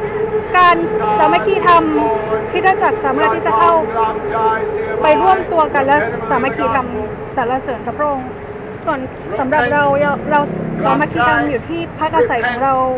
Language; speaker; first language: Thai; native; Thai